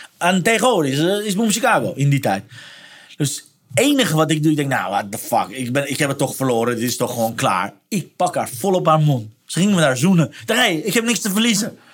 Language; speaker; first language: Dutch; non-native, fluent; Persian